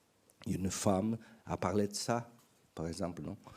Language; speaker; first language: French; non-native, learner; Portuguese